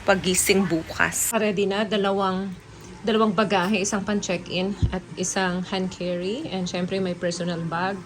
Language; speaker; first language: Filipino; non-native, local second language; Cebuano